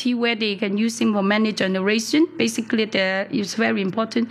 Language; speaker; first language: English; non-native, local second language; Cantonese